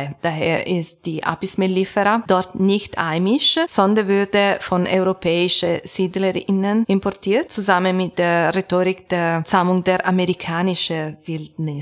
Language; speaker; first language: German; non-native, learner; Italian